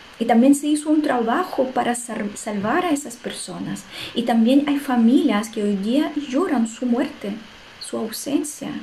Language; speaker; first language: Spanish; non-native, fluent; Russian